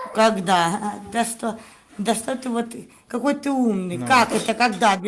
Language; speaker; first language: Russian; native; Russian